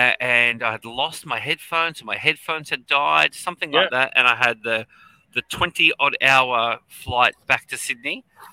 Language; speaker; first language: English; native; English